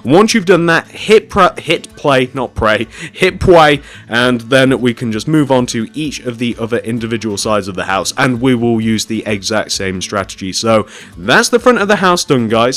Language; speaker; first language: English; native; English